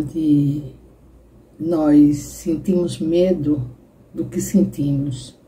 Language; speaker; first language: Portuguese; native; Portuguese